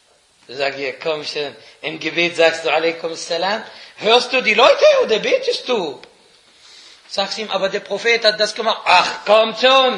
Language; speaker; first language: German; non-native, fluent; Arabic